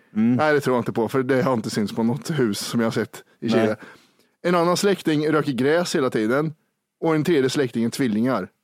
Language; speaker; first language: Swedish; native; Swedish